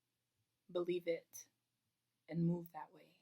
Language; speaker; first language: English; native; English